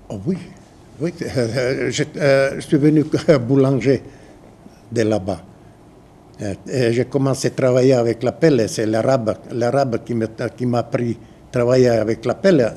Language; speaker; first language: French; non-native, fluent; Croatian